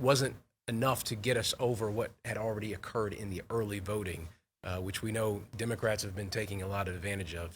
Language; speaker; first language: English; native; English